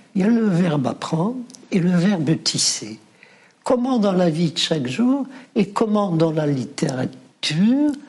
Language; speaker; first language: French; non-native, local second language; Arabic